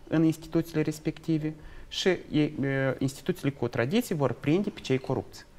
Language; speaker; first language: Romanian; native; Romanian